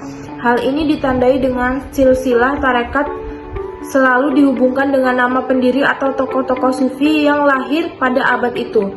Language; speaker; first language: Indonesian; native; Indonesian